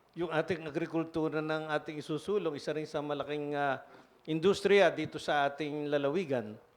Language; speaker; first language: Filipino; native; Filipino